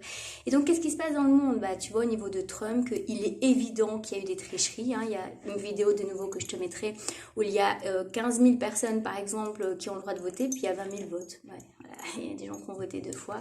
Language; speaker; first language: French; native; French